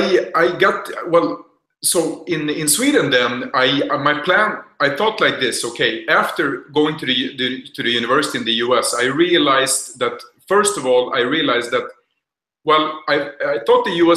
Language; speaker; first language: English; non-native, fluent; Swedish